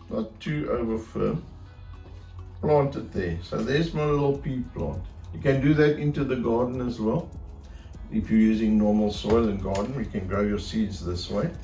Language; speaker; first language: English; native; English